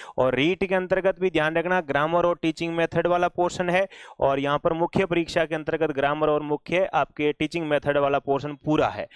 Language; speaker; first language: Hindi; native; Hindi